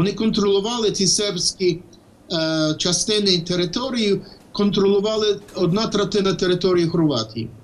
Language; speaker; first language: Ukrainian; early bilingual, heritage; Ukrainian